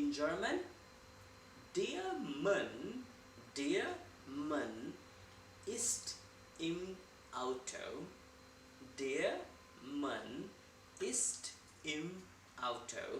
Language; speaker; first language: German; non-native, learner; Hindi